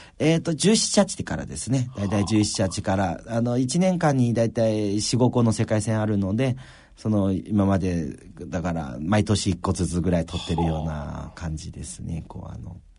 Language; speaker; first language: Japanese; early bilingual, other home language; Chinese